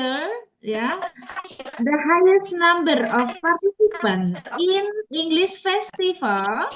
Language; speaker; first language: English; non-native, fluent; Indonesian